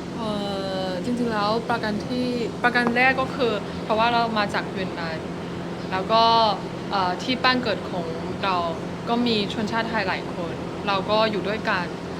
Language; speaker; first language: Thai; non-native, fluent; Chinese